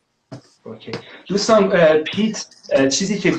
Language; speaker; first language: Persian; native; Persian